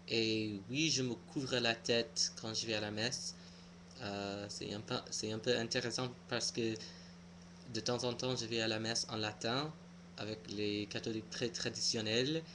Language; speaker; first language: French; non-native, fluent; English